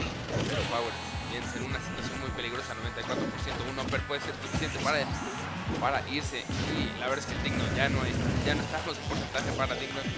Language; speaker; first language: Spanish; native; Spanish